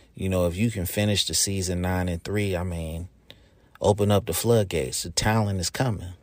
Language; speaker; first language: English; native; English